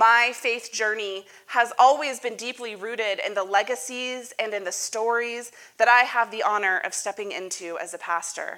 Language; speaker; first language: English; native; English